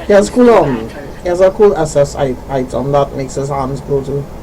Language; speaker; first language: English; native; English